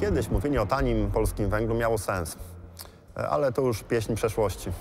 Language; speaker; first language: Polish; native; Polish